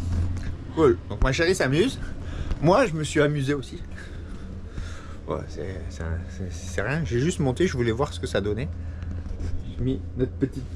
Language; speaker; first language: French; native; French